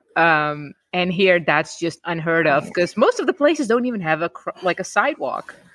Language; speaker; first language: English; non-native, fluent; Czech